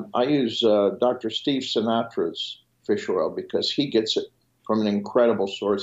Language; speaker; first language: English; non-native, fluent; French